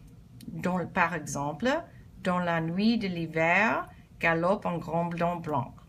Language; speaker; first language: French; non-native, learner; English